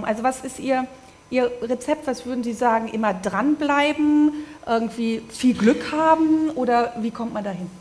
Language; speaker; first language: German; native; German